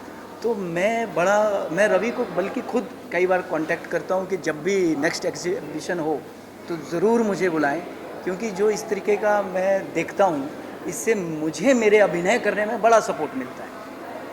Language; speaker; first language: Hindi; native; Hindi